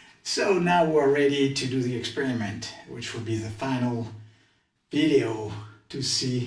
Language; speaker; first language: English; non-native, fluent; French